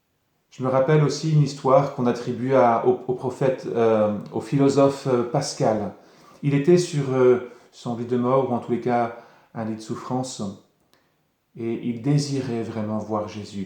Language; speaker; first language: French; native; French